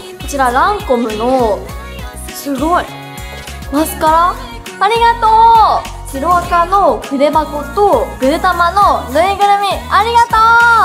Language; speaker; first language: Japanese; native; Japanese